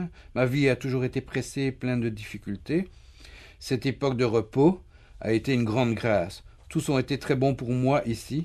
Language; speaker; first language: French; native; French